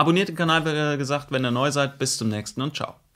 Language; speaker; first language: German; native; German